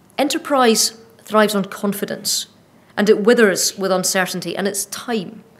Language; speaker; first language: English; native; English